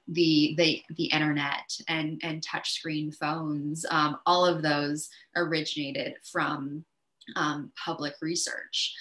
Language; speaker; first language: English; native; English